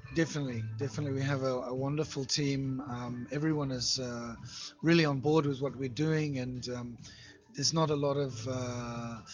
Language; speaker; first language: English; native; English